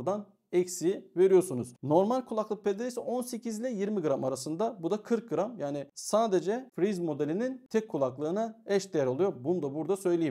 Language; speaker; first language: Turkish; native; Turkish